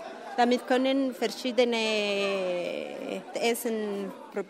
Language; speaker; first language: German; non-native, learner; Spanish